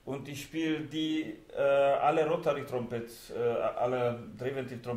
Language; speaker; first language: German; non-native, fluent; Hungarian